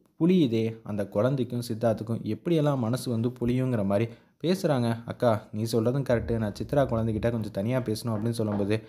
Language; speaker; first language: Tamil; native; Tamil